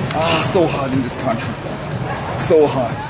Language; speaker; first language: English; non-native, learner; Korean